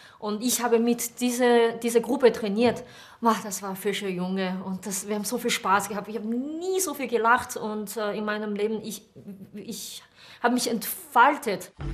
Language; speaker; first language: German; non-native, fluent; Chinese